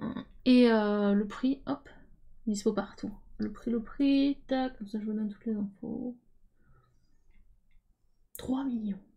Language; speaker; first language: French; native; French